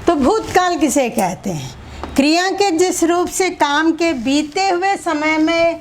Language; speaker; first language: Hindi; non-native, local second language; Telugu